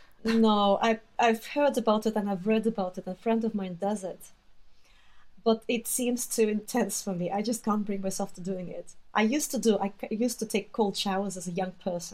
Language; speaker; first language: English; non-native, fluent; Russian